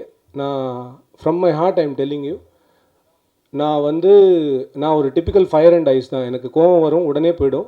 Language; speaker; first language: Tamil; native; Tamil